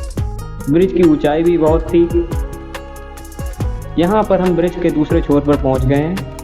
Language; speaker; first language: Hindi; native; Hindi